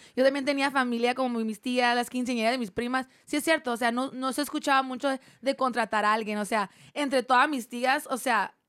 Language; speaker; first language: Spanish; non-native, fluent; English